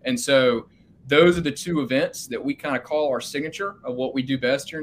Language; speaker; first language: English; native; English